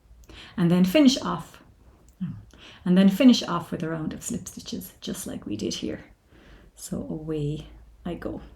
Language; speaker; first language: English; native; English